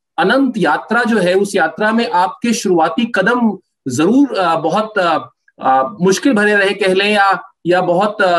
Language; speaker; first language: Hindi; native; Hindi